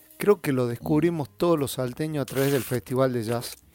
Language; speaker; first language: Spanish; native; Spanish